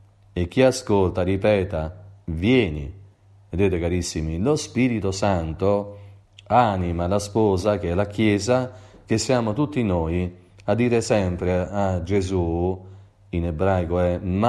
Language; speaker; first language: Italian; native; Italian